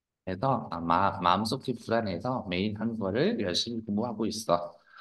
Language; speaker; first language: Korean; non-native, fluent; Vietnamese